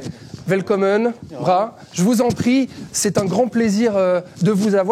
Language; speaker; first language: French; native; French